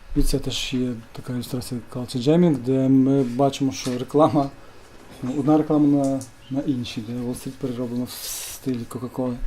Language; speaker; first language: Ukrainian; native; Ukrainian